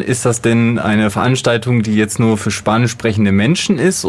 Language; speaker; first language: German; native; German